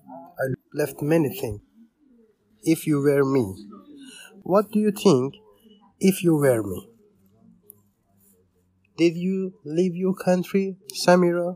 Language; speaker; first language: English; non-native, learner; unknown